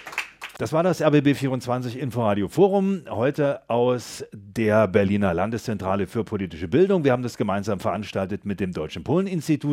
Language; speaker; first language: German; native; German